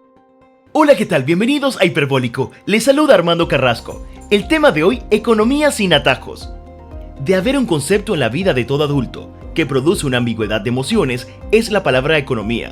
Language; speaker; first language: Spanish; native; Spanish